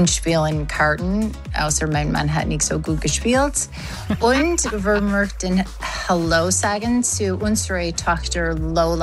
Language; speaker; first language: German; non-native, learner; English